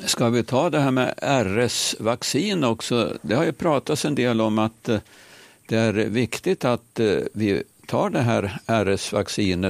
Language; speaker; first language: Swedish; native; Swedish